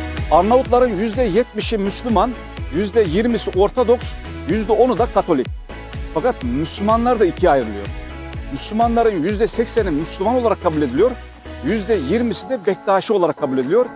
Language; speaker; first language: Turkish; native; Turkish